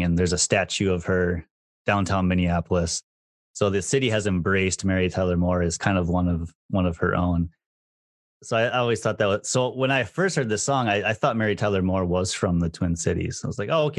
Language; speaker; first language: English; native; English